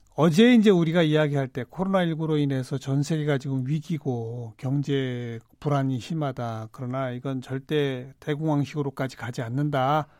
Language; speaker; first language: Korean; native; Korean